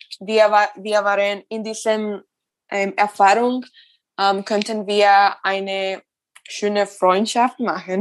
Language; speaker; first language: German; non-native, learner; Spanish